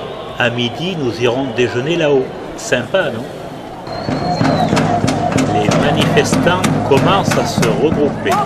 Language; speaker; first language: French; native; French